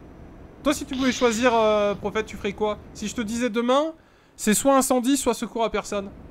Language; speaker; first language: French; native; French